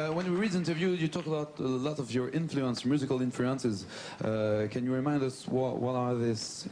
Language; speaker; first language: English; non-native, fluent; French